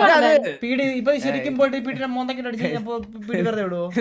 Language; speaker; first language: Malayalam; native; Malayalam